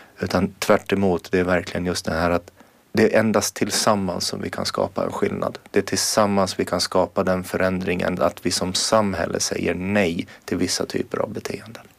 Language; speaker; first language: Swedish; native; Swedish